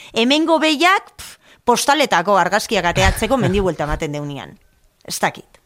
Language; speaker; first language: Basque; non-native, local second language; Spanish